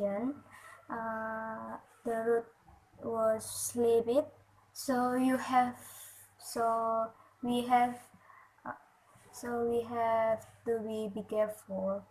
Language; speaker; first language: English; non-native, learner; Indonesian